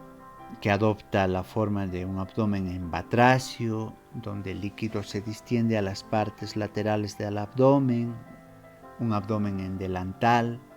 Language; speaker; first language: Spanish; native; Spanish